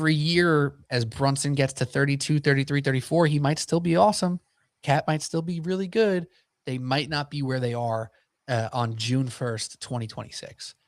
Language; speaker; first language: English; native; English